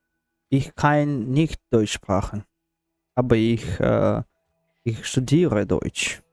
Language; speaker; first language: German; non-native, learner; Russian